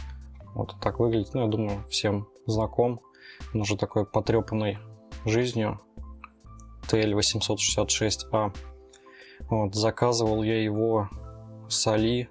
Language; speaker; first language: Russian; native; Russian